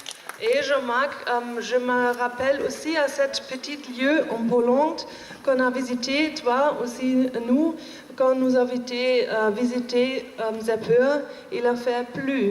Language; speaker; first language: French; non-native, learner; German